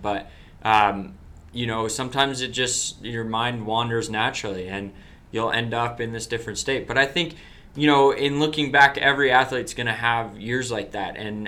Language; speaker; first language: English; native; English